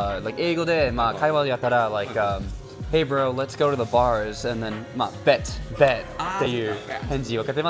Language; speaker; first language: Japanese; native; Japanese